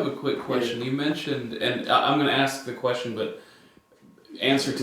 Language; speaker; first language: English; native; English